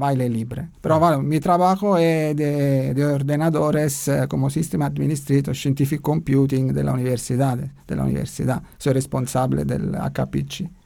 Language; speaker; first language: Spanish; non-native, learner; Italian